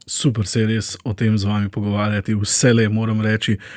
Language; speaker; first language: Slovenian; native; Slovenian